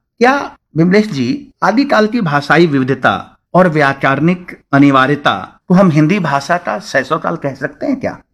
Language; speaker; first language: Hindi; native; Hindi